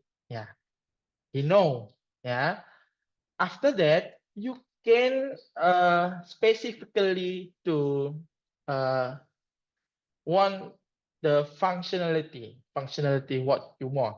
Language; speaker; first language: English; non-native, learner; Indonesian